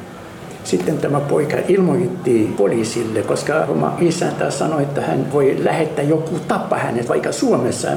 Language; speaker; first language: Finnish; non-native, learner; Arabic